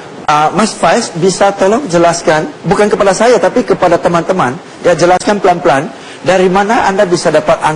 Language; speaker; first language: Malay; non-native, fluent; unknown